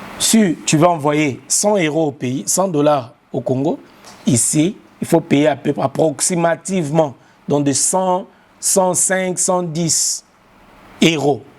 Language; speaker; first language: French; non-native, local second language; Lingala